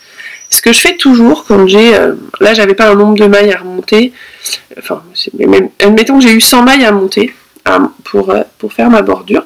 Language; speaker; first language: French; native; French